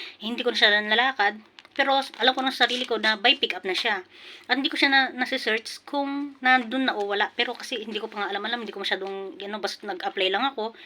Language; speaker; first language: Filipino; non-native, local second language; Pampanga